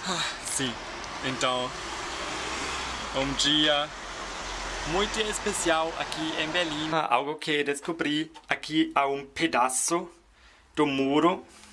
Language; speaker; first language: Portuguese; non-native, fluent; German